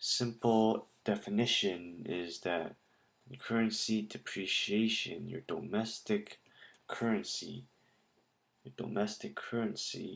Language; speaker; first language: English; native; English